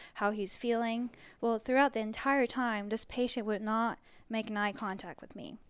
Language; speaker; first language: English; early bilingual, other home language; Japanese